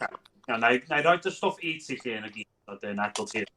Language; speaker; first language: Welsh; native; Welsh